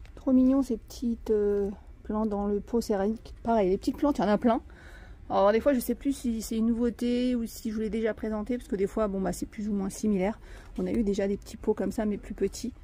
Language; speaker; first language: French; native; French